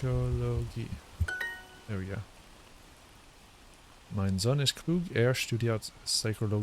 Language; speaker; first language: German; non-native, learner; English